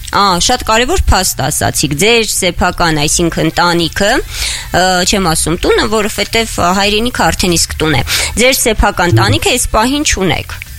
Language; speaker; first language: Armenian; native; Armenian